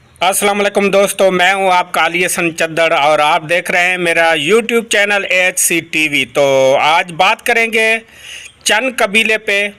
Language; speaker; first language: Urdu; non-native, local second language; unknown